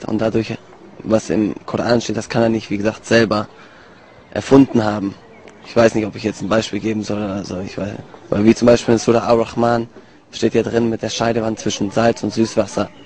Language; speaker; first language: German; early bilingual, other home language; Italian